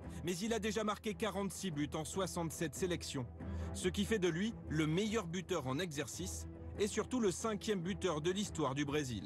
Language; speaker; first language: French; native; French